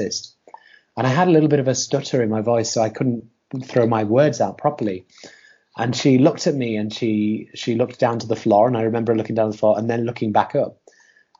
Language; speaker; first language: English; native; English